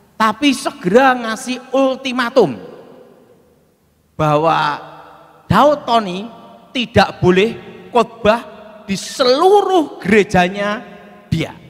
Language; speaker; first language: Indonesian; native; Indonesian